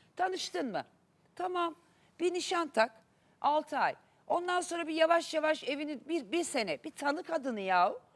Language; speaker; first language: Turkish; native; Turkish